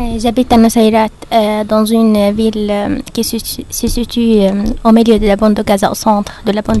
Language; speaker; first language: French; non-native, fluent; Arabic